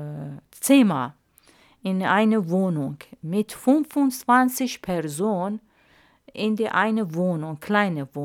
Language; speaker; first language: German; non-native, learner; Arabic